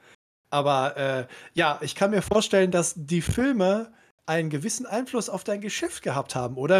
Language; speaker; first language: German; native; German